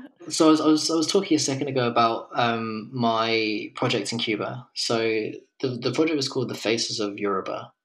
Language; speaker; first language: English; native; English